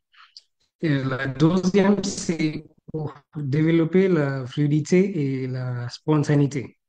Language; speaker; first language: French; non-native, fluent; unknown